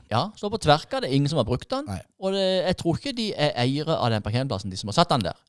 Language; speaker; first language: Norwegian; native; Norwegian